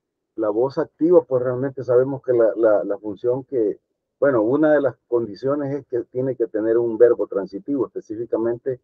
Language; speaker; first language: Spanish; native; Spanish